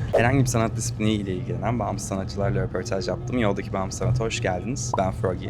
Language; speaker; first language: Turkish; native; Turkish